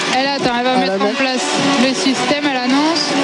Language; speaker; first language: French; native; French